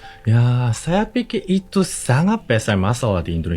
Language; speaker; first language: Indonesian; non-native, learner; Korean